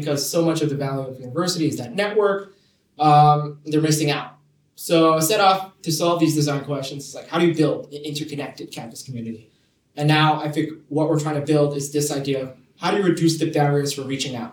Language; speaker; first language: English; non-native, local second language; Cantonese